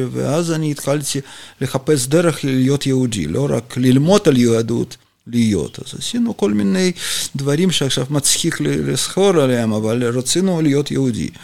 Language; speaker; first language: Hebrew; non-native, fluent; Russian